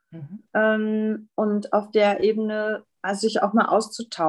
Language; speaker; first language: German; native; German